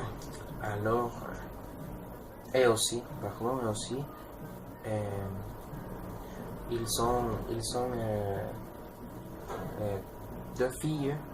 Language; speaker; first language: French; non-native, learner; Spanish